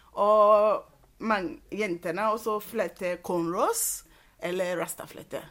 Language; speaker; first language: Norwegian; non-native, fluent; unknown